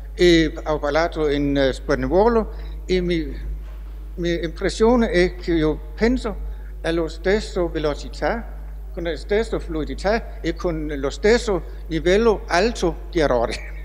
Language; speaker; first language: Italian; non-native, fluent; Danish